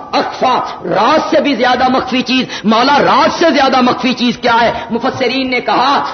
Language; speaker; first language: Urdu; non-native, local second language; Punjabi